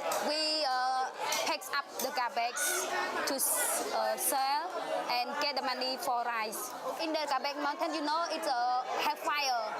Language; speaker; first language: English; non-native, learner; Khmer